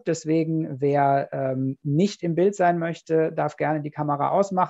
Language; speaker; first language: German; native; German